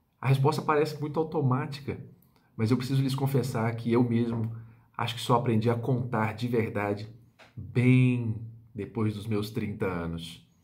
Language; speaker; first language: Portuguese; native; Portuguese